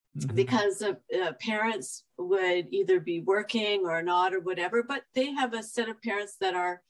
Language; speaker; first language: English; native; English